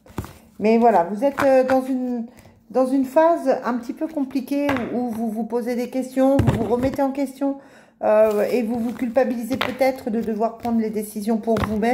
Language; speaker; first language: French; native; French